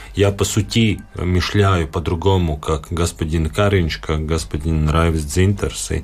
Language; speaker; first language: Russian; non-native, local second language; Latvian